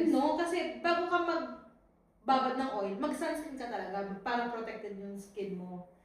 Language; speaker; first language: Filipino; early bilingual, heritage; Filipino